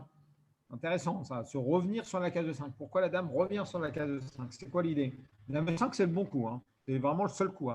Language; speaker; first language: French; native; French